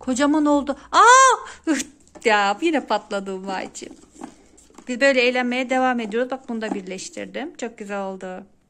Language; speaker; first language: Turkish; native; Turkish